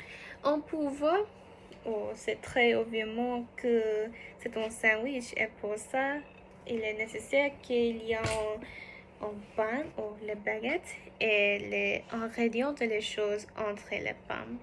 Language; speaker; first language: French; non-native, learner; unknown